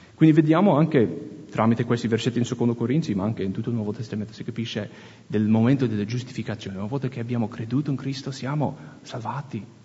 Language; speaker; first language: Italian; non-native, fluent; English